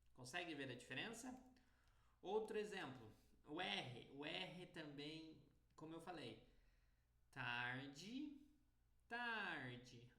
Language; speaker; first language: Portuguese; native; Portuguese